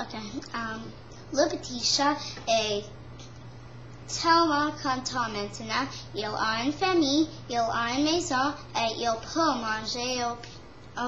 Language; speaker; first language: French; non-native, learner; English